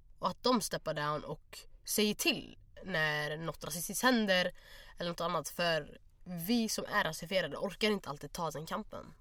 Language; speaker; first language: Swedish; early bilingual, other home language; Somali